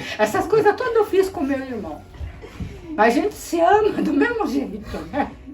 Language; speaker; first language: Portuguese; early bilingual, other home language; Polish